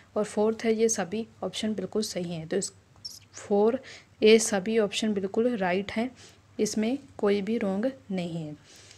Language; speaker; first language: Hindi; non-native, local second language; Punjabi